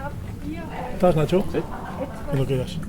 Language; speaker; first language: Spanish; native; Spanish